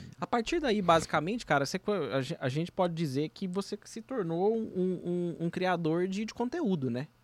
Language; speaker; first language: Portuguese; native; Portuguese